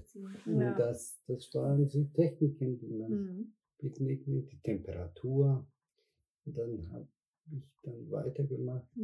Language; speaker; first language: German; non-native, fluent; Spanish